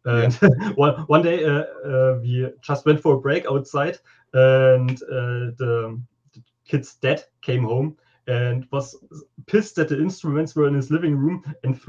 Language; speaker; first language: English; non-native, fluent; German